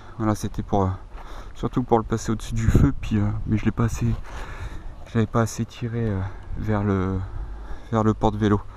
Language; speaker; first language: French; native; French